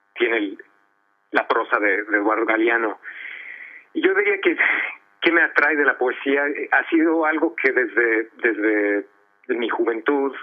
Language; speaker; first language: Spanish; early bilingual, heritage; Spanish